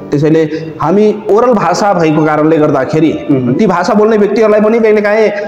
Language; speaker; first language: Nepali; non-native, local second language; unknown